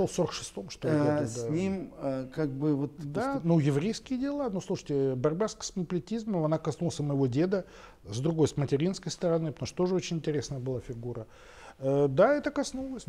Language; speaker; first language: Russian; native; Russian